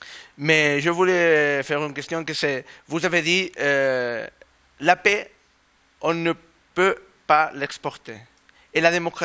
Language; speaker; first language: French; non-native, learner; Spanish